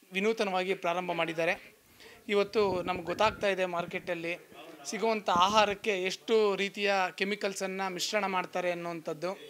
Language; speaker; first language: Kannada; native; Kannada